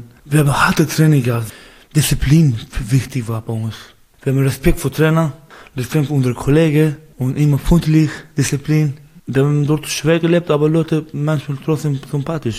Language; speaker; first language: German; non-native, learner; Persian